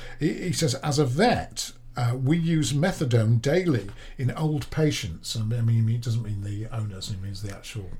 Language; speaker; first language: English; native; English